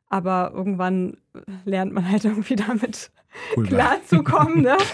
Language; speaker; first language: German; native; German